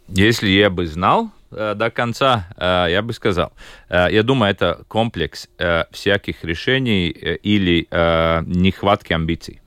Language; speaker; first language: Russian; non-native, local second language; Latvian